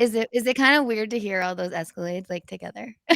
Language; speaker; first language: English; native; English